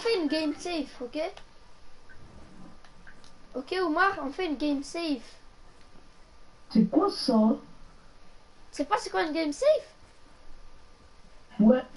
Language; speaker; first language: French; native; French